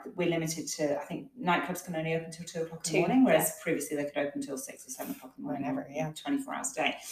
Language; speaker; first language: English; native; English